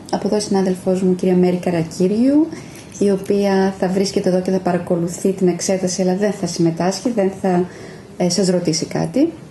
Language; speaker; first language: Greek; native; Greek